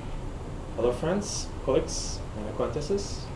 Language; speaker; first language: English; non-native, learner; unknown